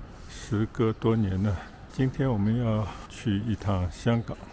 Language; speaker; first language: Chinese; native; Chinese